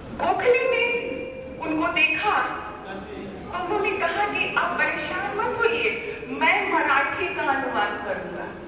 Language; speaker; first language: Hindi; native; Hindi